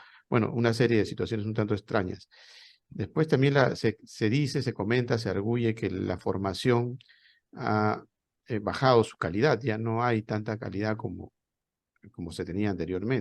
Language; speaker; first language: Spanish; native; Spanish